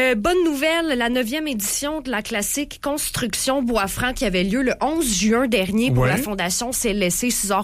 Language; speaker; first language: French; native; French